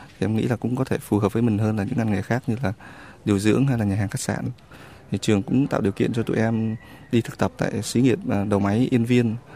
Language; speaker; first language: Vietnamese; native; Vietnamese